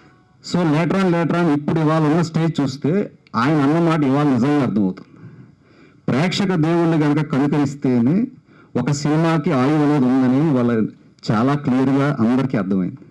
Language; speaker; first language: Telugu; native; Telugu